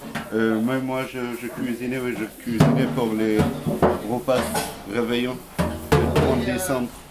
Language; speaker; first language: French; non-native, learner; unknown